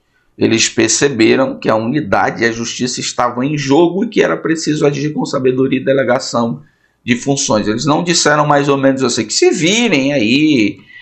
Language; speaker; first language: Portuguese; native; Portuguese